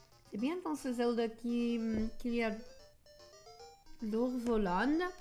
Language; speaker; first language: French; non-native, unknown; English